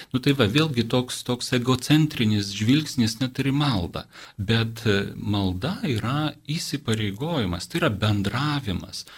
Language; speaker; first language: Lithuanian; non-native, local second language; Polish